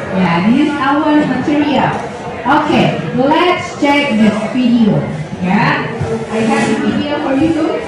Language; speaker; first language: English; non-native, learner; Indonesian